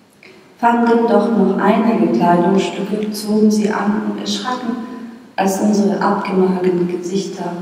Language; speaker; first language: German; non-native, fluent; Bosnian